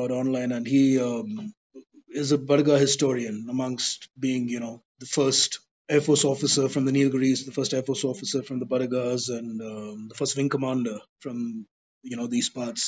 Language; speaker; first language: English; non-native, local second language; Badaga